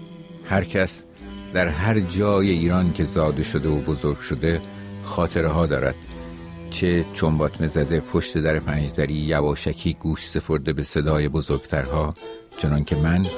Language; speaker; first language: Persian; native; Persian